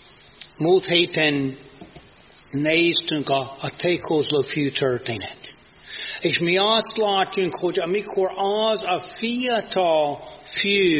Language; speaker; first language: Hungarian; non-native, fluent; English